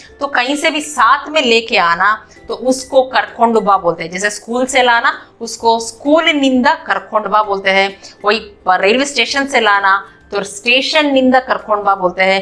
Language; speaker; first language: Hindi; non-native, local second language; Kannada